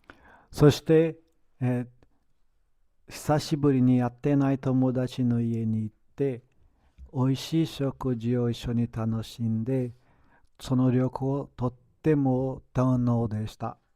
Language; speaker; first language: Japanese; non-native, fluent; Portuguese